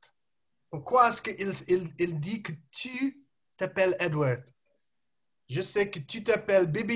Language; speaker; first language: French; non-native, learner; English